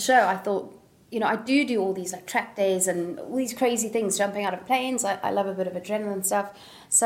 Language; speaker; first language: English; native; English